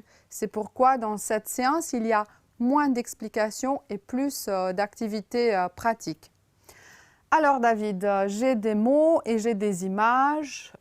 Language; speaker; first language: French; non-native, fluent; Romanian